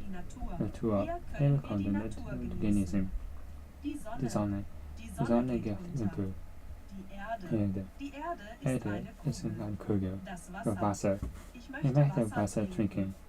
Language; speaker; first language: German; non-native, learner; Japanese